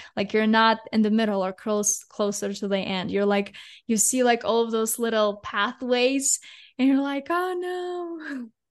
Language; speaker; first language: English; non-native, fluent; Russian